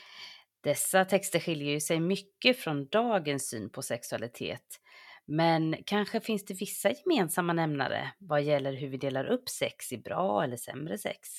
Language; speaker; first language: Swedish; native; Swedish